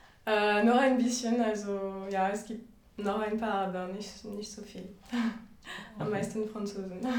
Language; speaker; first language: German; non-native, fluent; French